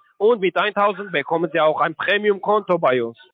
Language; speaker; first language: German; non-native, learner; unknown